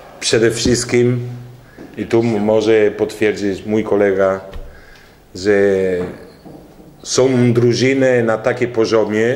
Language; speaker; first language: Polish; non-native, learner; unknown